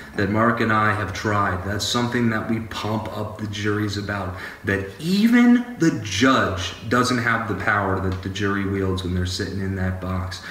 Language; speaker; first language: English; native; English